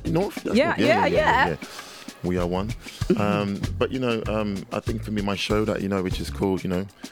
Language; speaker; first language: English; native; English